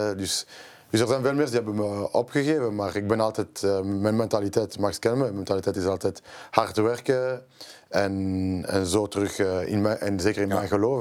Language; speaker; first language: Dutch; non-native, local second language; French